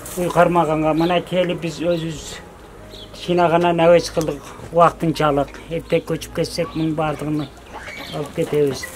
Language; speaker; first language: Kyrgyz; early bilingual, heritage; Kyrgyz